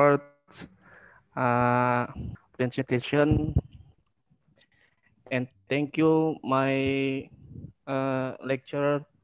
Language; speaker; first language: English; non-native, learner; Indonesian